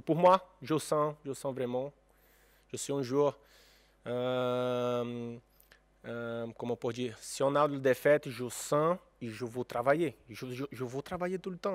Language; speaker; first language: French; non-native, fluent; Portuguese